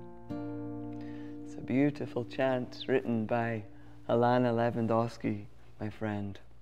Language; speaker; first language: English; native; English